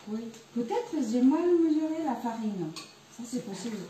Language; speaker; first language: French; non-native, fluent; Japanese